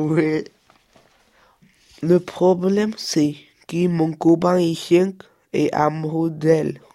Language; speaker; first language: French; early bilingual, other home language; Chinese